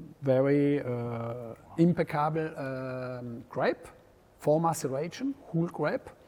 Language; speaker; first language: English; non-native, learner; French